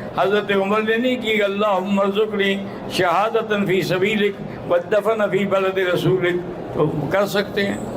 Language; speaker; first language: Urdu; native; Urdu